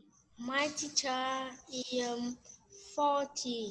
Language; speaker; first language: English; non-native, learner; Vietnamese